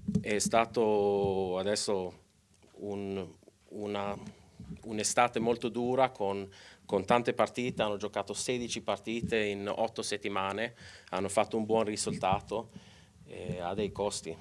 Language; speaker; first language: Italian; non-native, local second language; Swedish